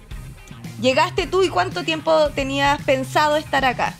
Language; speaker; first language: Spanish; native; Spanish